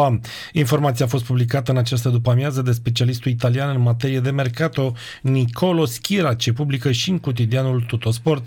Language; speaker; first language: Romanian; native; Romanian